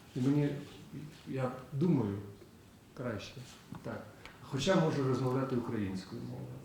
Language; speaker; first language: Ukrainian; non-native, local second language; Russian